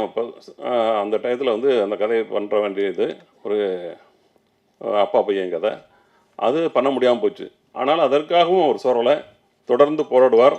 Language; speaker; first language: Tamil; native; Tamil